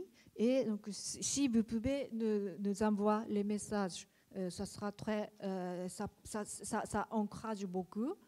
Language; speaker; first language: French; non-native, learner; Japanese